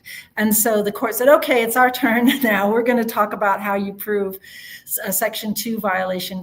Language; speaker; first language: English; native; English